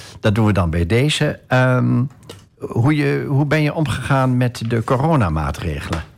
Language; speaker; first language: Dutch; native; Dutch